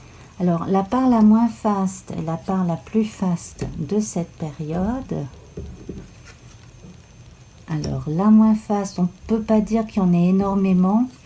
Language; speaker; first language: French; native; French